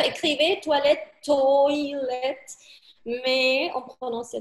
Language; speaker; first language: French; non-native, fluent; Spanish